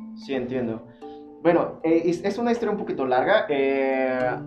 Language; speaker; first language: Spanish; non-native, fluent; Korean